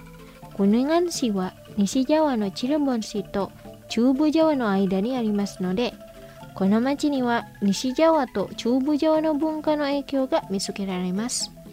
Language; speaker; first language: Japanese; non-native, fluent; Indonesian